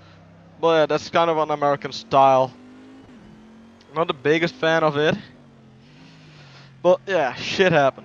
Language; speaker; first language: English; non-native, fluent; Dutch